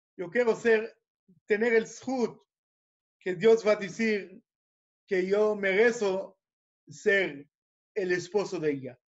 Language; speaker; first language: Spanish; non-native, fluent; Hebrew